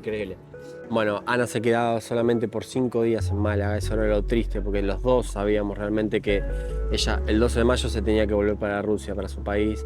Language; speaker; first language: Spanish; native; Spanish